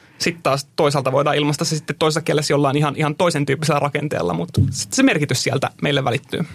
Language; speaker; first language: Finnish; native; Finnish